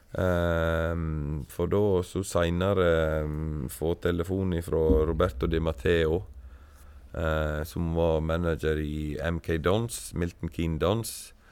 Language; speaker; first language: Norwegian; native; Norwegian